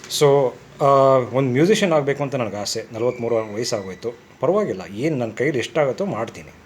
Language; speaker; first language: Kannada; non-native, local second language; Tamil